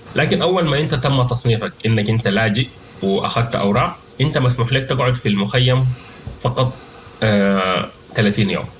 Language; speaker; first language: Arabic; native; Arabic